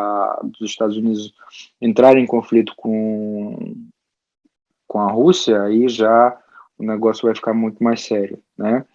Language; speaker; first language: Portuguese; early bilingual, heritage; Portuguese